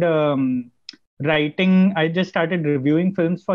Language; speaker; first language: English; non-native, local second language; Gujarati